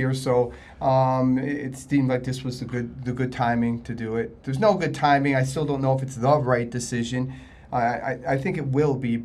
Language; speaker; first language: English; native; English